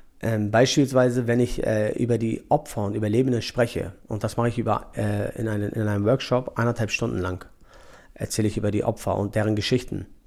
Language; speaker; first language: German; early bilingual, other home language; Turkish